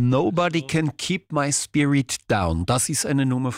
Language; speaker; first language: German; native; German